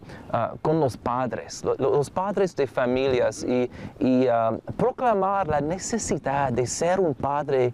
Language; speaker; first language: Spanish; non-native, fluent; English